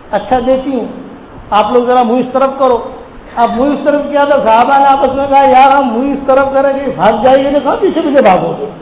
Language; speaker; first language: Urdu; non-native, local second language; Gujarati